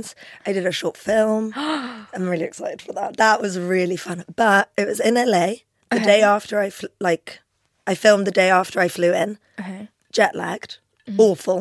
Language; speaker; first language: English; non-native, local second language; Albanian